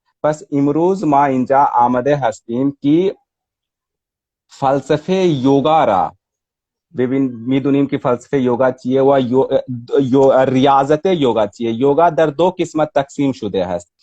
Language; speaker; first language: Persian; non-native, fluent; Hindi